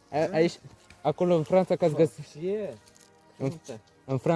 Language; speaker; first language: Romanian; non-native, learner; French